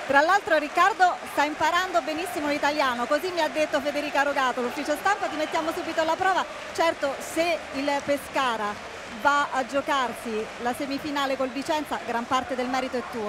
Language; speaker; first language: Italian; native; Italian